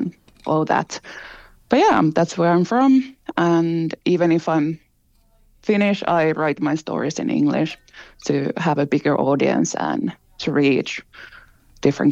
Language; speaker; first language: English; non-native, fluent; Finnish